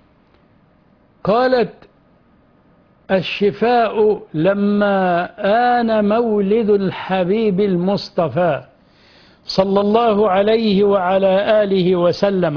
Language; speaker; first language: Arabic; native; Arabic